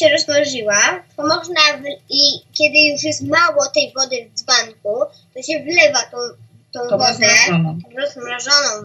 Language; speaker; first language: Polish; early bilingual, heritage; Polish